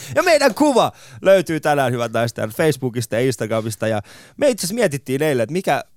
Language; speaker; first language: Finnish; non-native, fluent; Persian